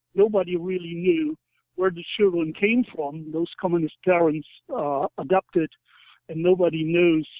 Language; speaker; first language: English; non-native, fluent; German